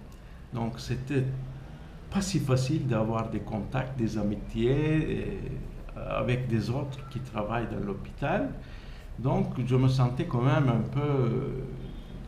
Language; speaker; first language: French; non-native, fluent; Turkish